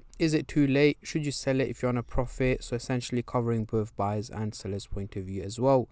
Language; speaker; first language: English; native; English